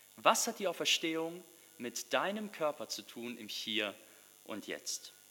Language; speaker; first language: German; early bilingual, other home language; Russian